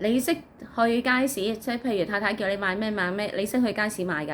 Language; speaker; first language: Cantonese; native; Cantonese